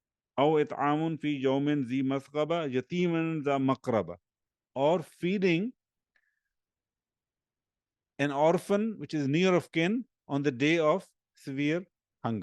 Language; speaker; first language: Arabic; non-native, fluent; Urdu